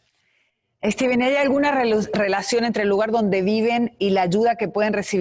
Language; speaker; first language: Spanish; native; Spanish